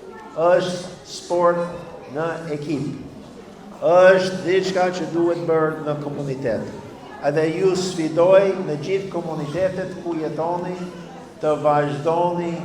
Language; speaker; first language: Albanian; non-native, fluent; English